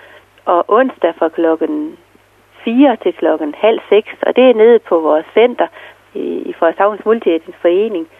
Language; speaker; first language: Danish; native; Danish